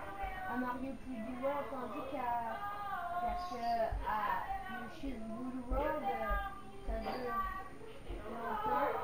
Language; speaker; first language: French; native; French